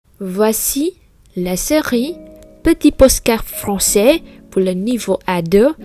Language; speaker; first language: French; non-native, fluent; Vietnamese